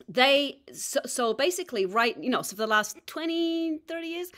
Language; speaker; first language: English; native; English